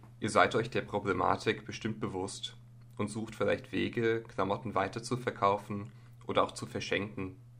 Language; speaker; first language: German; native; German